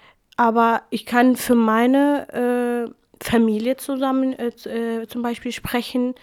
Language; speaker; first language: German; non-native, fluent; Kurdish